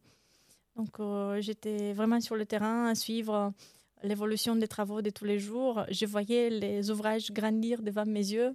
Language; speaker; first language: French; non-native, fluent; Romanian